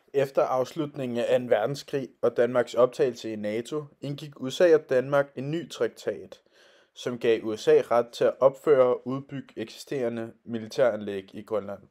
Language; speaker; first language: Danish; native; Danish